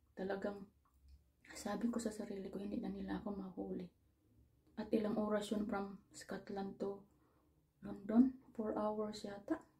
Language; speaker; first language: Filipino; native; Filipino